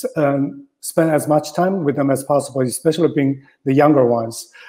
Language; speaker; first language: English; non-native, fluent; Chinese